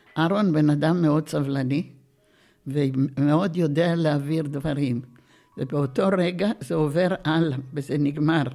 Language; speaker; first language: Hebrew; early bilingual, other home language; Bulgarian